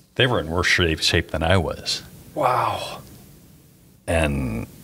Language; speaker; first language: English; native; English